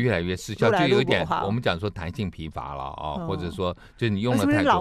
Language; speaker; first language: Chinese; native; Chinese